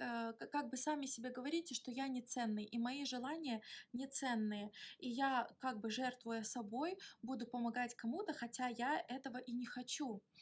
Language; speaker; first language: Russian; native; Russian